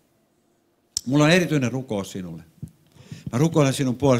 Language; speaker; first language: Finnish; non-native, fluent; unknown